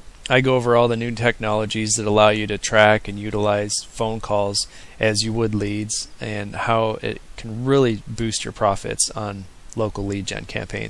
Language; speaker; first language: English; native; English